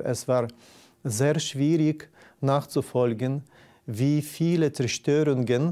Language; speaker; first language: German; non-native, fluent; Ukrainian